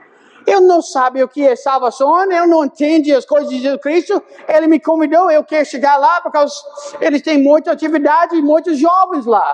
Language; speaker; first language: Portuguese; non-native, fluent; English